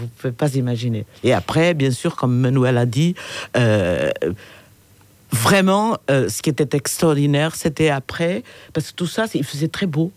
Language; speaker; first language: French; non-native, fluent; Portuguese